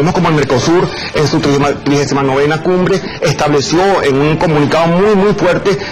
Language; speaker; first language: Spanish; native; Spanish